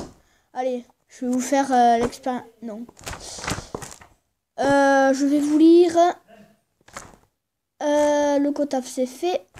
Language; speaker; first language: French; native; French